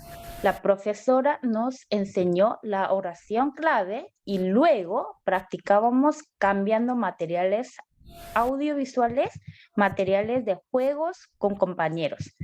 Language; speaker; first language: Spanish; non-native, learner; Korean